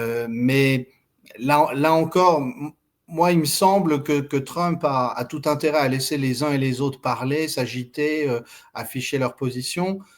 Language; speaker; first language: French; native; French